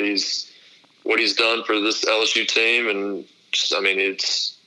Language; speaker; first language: English; native; English